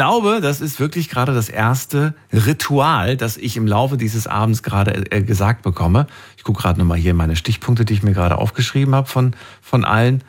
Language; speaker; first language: German; native; German